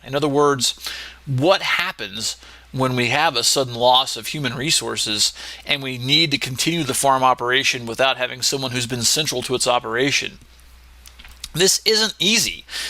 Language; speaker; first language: English; native; English